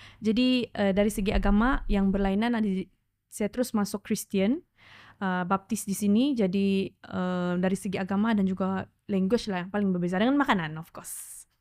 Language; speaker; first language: Malay; non-native, local second language; Chinese